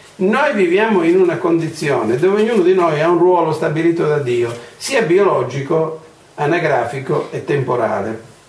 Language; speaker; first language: Italian; non-native, fluent; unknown